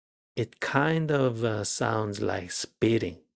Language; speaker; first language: English; non-native, fluent; Korean